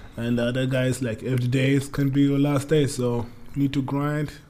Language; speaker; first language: English; non-native, learner; German